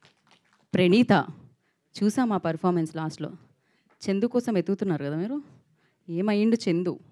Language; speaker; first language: Telugu; native; Telugu